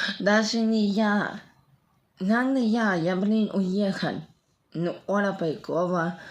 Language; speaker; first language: Russian; non-native, local second language; Ukrainian